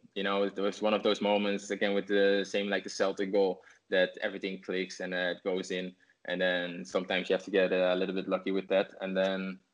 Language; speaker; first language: English; non-native, fluent; Dutch